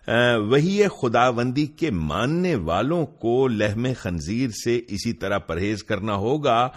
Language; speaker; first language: Urdu; non-native, local second language; Punjabi